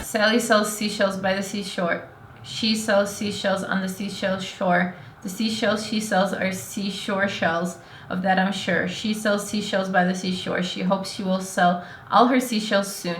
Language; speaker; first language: English; native; English